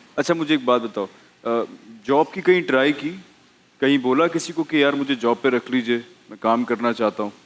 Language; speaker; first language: Urdu; native; Urdu